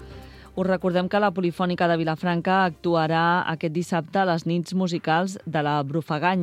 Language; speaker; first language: Catalan; native; Catalan